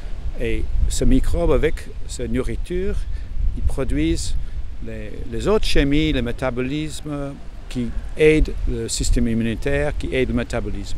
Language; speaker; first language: French; non-native, fluent; English